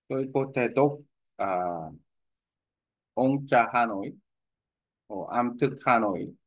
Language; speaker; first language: Vietnamese; non-native, learner; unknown